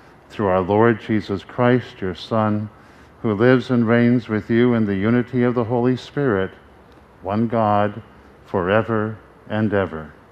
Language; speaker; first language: English; native; English